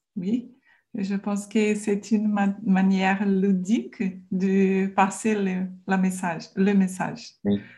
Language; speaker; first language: French; non-native, learner; Portuguese